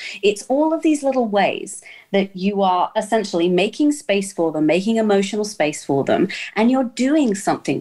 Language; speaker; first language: English; native; English